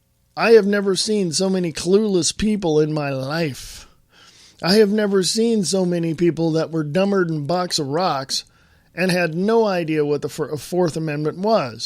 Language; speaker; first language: English; native; English